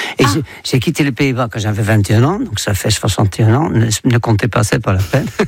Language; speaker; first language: French; non-native, fluent; Dutch